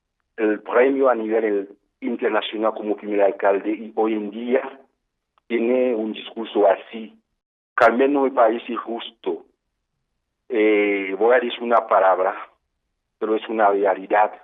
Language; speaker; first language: Spanish; non-native, fluent; Haitian Creole